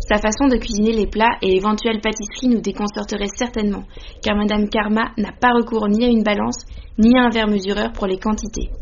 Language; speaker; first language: French; native; French